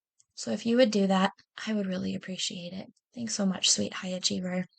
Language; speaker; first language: English; native; English